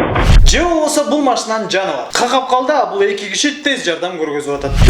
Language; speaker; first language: Kyrgyz; native; Kyrgyz